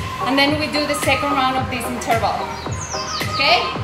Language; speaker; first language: English; non-native, fluent; Spanish